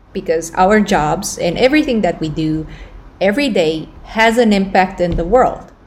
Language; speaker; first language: English; non-native, fluent; Romanian